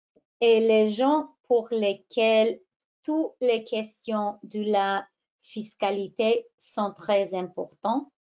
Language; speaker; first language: French; non-native, fluent; English